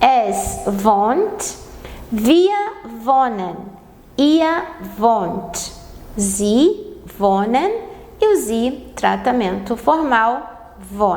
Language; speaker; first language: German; non-native, fluent; Portuguese